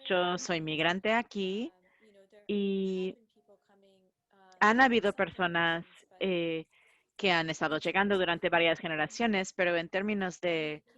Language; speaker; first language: Spanish; non-native, fluent; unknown